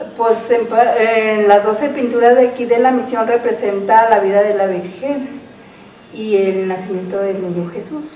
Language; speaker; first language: Spanish; native; Spanish